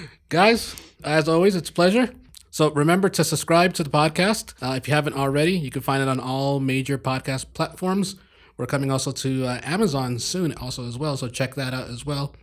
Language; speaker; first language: English; native; English